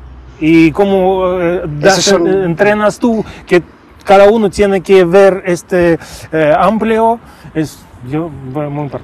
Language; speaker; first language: Spanish; non-native, fluent; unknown